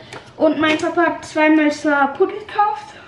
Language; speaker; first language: German; early bilingual, other home language; Turkish